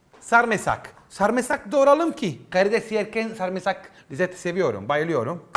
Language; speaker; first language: Turkish; non-native, learner; Italian